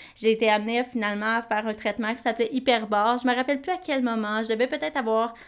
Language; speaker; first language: French; native; French